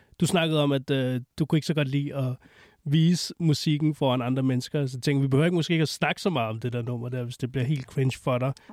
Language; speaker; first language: Danish; native; Danish